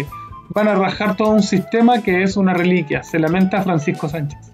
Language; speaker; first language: Spanish; native; Spanish